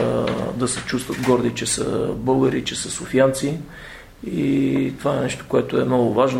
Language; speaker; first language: Bulgarian; native; Bulgarian